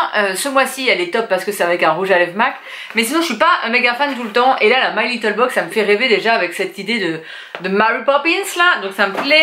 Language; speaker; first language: French; native; French